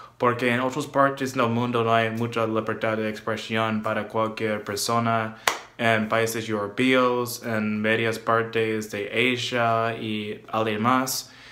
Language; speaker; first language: Spanish; non-native, learner; English